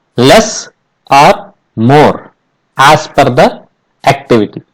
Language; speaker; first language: English; non-native, local second language; Kannada